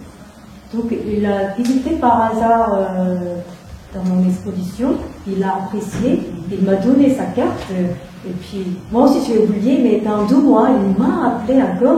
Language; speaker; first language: French; non-native, fluent; Korean